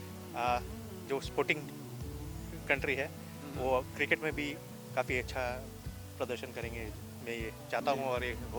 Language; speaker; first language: Hindi; native; Hindi